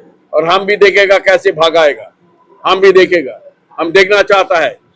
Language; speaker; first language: Hindi; non-native, local second language; Bangla